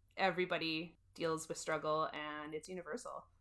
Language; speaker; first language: English; native; English